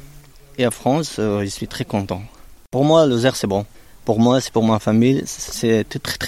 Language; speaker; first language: French; non-native, learner; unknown